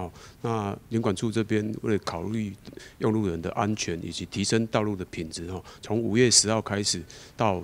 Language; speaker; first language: Chinese; native; Chinese